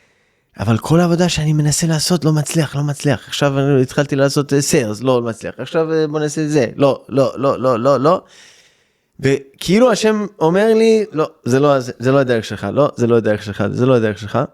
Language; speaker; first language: Hebrew; early bilingual, heritage; English